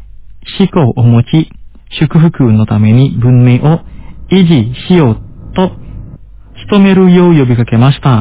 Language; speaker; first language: Japanese; non-native, fluent; Indonesian